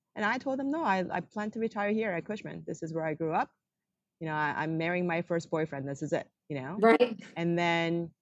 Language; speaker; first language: English; non-native, fluent; Korean